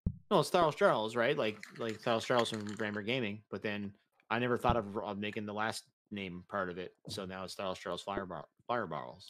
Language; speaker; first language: English; native; English